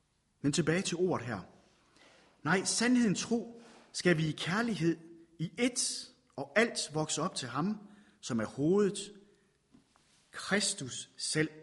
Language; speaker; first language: Danish; native; Danish